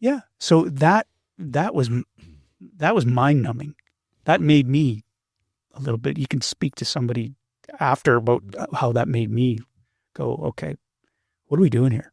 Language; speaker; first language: English; native; English